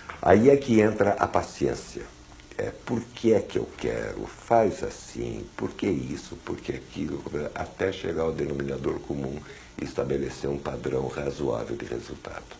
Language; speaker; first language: Portuguese; early bilingual, other home language; German